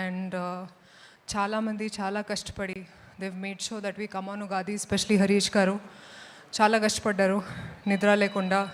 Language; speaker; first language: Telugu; non-native, fluent; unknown